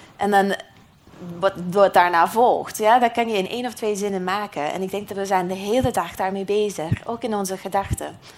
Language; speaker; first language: Dutch; non-native, fluent; English